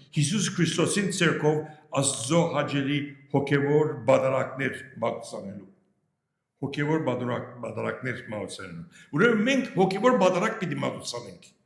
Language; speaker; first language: Armenian; early bilingual, heritage; Armenian